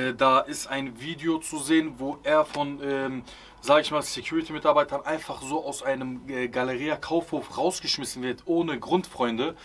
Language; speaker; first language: German; early bilingual, other home language; Turkish